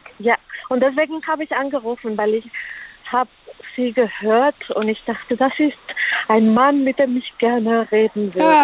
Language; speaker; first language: German; non-native, learner; Spanish